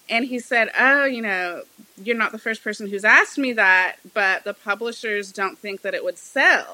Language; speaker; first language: English; native; English